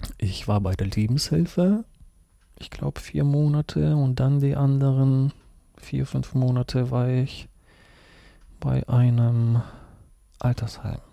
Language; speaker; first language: German; early bilingual, other home language; Russian